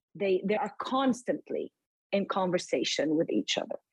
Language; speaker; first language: English; non-native, fluent; Arabic